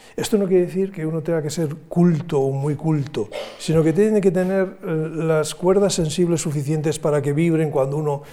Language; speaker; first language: Spanish; native; Spanish